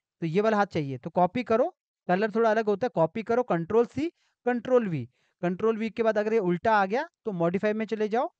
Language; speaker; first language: Hindi; native; Hindi